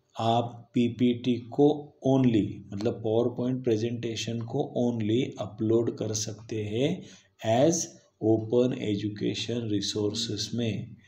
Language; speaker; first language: Hindi; non-native, local second language; Marathi